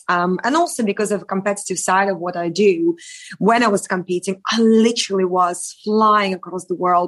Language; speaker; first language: English; non-native, fluent; Russian